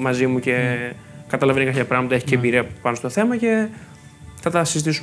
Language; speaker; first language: Greek; native; Greek